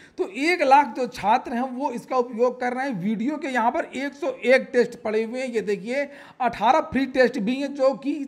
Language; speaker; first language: Hindi; native; Hindi